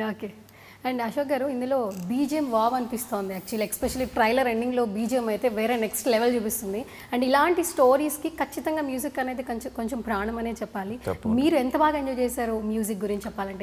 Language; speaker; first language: Telugu; native; Telugu